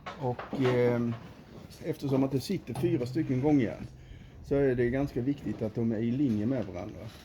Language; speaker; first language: Swedish; native; Swedish